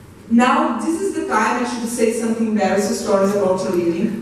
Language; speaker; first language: English; non-native, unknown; Portuguese